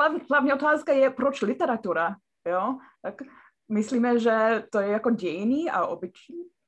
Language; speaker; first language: Czech; non-native, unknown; English